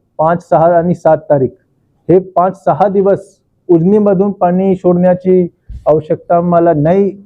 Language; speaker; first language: Marathi; non-native, local second language; Hindi